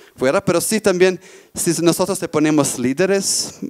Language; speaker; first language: Spanish; non-native, fluent; Bosnian